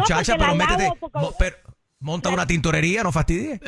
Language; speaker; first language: Spanish; native; Spanish